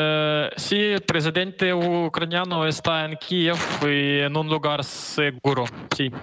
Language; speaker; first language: Spanish; non-native, fluent; Ukrainian